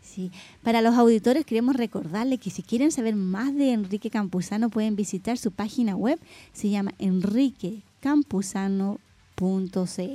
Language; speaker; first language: Spanish; native; Spanish